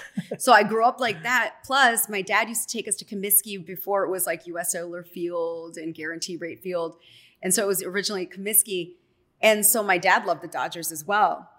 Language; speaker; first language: English; native; English